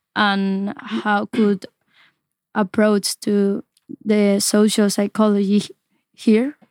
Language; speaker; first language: English; non-native, fluent; Spanish